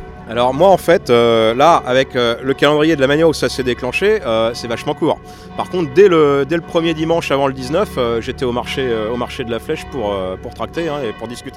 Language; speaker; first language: French; native; French